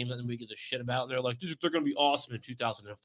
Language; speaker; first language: English; native; English